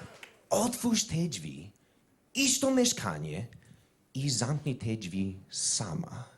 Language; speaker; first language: Polish; non-native, learner; English